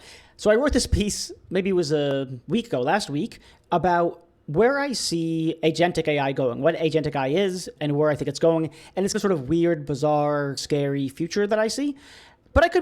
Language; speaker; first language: English; native; English